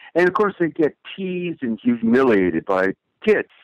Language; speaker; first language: English; native; English